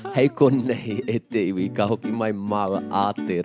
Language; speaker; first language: Māori; non-native, local second language; English